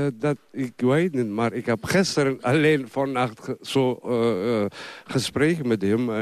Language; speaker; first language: Dutch; non-native, learner; Somali